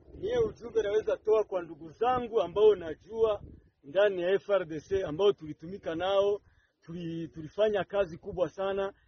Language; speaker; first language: Swahili; non-native, local second language; Kinyarwanda